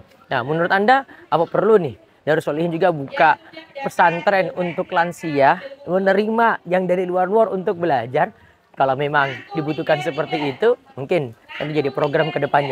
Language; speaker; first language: Indonesian; native; Indonesian